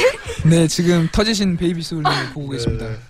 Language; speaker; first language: Korean; native; Korean